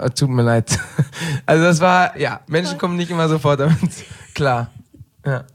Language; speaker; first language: German; early bilingual, heritage; German